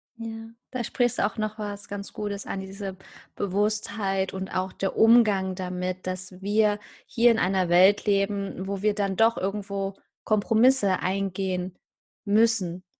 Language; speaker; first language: German; native; German